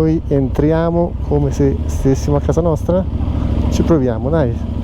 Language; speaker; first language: Italian; native; Italian